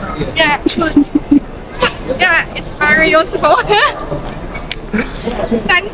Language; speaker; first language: English; non-native, learner; Chinese